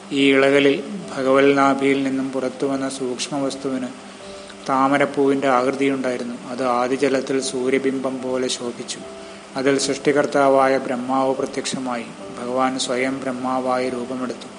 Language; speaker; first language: Malayalam; native; Malayalam